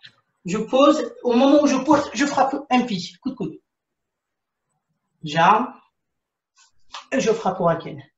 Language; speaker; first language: French; native; French